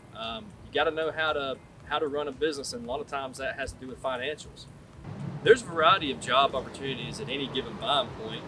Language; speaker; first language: English; native; English